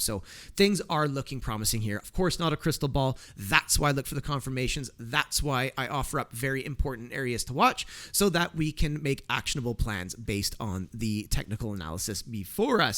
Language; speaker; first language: English; native; English